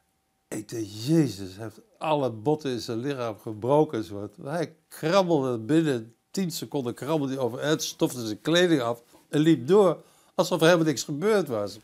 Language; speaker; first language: Dutch; native; Dutch